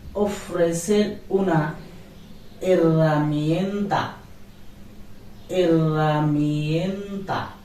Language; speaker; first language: Spanish; non-native, learner; Bangla